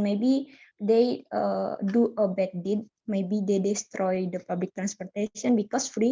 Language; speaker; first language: English; non-native, learner; Indonesian